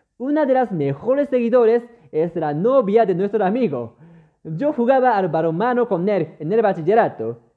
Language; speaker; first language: Spanish; non-native, fluent; Japanese